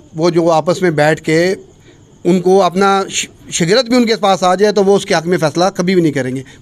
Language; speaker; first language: Urdu; native; Urdu